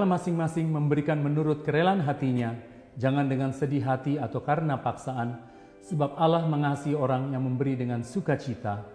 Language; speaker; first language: Indonesian; native; Indonesian